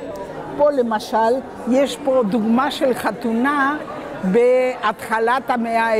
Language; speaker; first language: Hebrew; non-native, local second language; Spanish